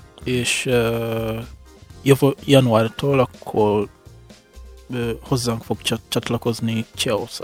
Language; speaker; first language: Hungarian; non-native, fluent; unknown